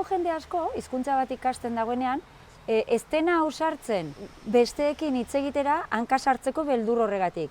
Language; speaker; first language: Basque; native; Basque